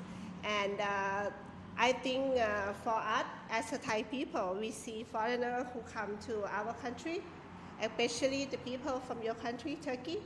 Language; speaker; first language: English; non-native, learner; Thai